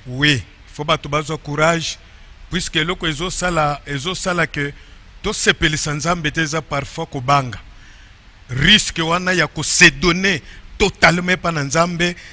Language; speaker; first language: Lingala; native; Lingala